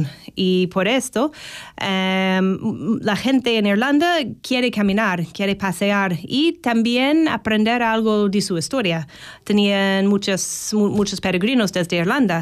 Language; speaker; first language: Spanish; non-native, learner; English